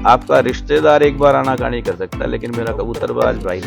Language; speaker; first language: Hindi; native; Hindi